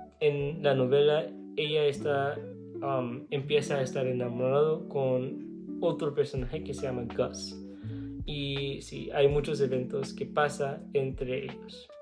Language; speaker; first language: Spanish; non-native, learner; English